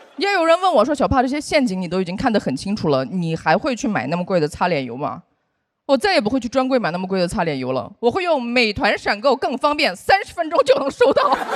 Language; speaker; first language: Chinese; non-native, local second language; Uyghur